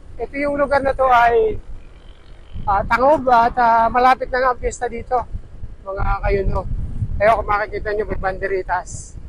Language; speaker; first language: Filipino; native; Filipino